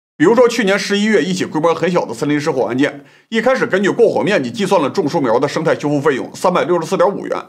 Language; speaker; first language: Chinese; native; Chinese